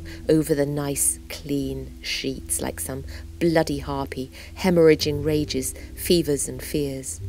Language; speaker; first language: English; native; English